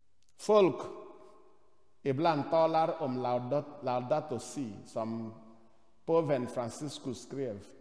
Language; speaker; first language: Swedish; non-native, fluent; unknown